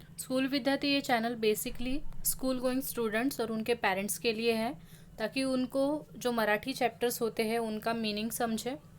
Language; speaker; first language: Hindi; non-native, local second language; Marathi